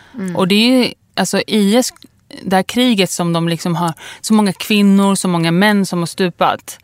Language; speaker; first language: Swedish; early bilingual, other home language; Kurdish